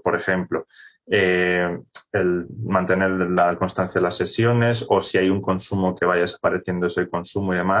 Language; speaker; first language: Spanish; native; Spanish